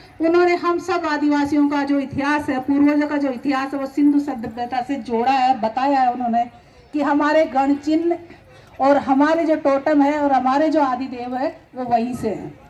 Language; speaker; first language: Hindi; non-native, local second language; Rajasthani